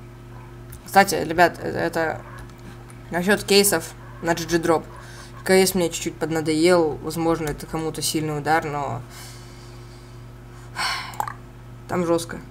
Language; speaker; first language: Russian; native; Russian